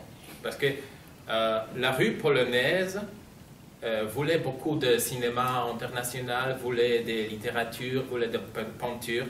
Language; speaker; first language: French; non-native, fluent; Polish